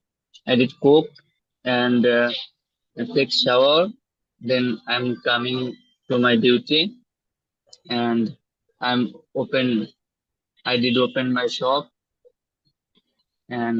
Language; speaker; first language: English; non-native, learner; Bangla